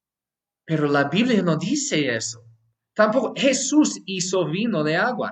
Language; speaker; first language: Spanish; non-native, fluent; English